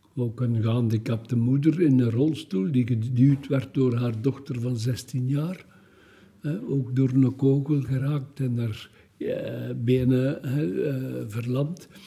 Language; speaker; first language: Dutch; native; Dutch